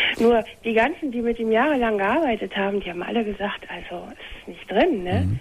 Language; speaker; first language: German; native; German